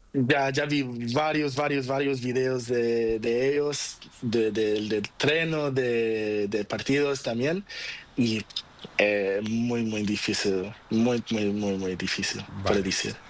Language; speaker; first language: Spanish; non-native, learner; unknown